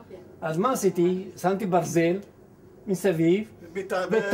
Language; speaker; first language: Hebrew; non-native, fluent; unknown